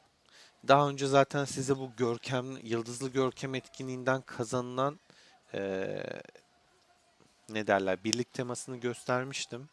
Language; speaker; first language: Turkish; native; Turkish